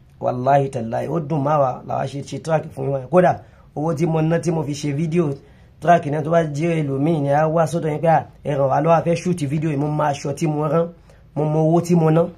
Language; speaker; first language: Yoruba; non-native, local second language; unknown